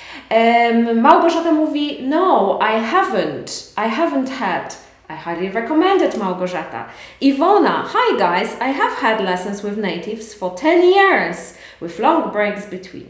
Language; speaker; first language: English; non-native, fluent; Polish